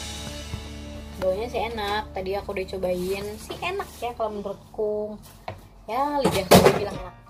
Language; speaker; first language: Indonesian; native; Indonesian